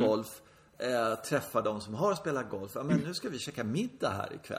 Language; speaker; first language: Swedish; native; Swedish